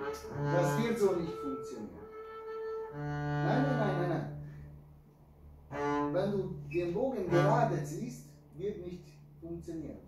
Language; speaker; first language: German; non-native, fluent; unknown